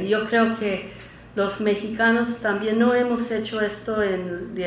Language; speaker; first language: Spanish; early bilingual, heritage; Spanish